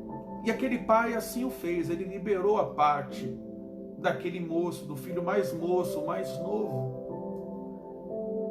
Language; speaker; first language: Portuguese; native; Portuguese